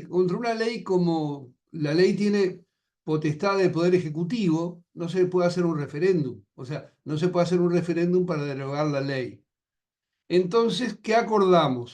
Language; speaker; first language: Spanish; native; Spanish